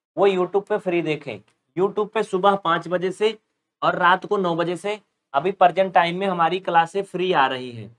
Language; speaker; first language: Hindi; native; Hindi